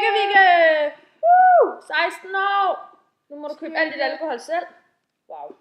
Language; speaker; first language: Danish; native; Danish